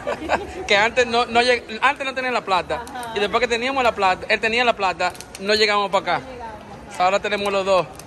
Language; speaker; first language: Spanish; native; Spanish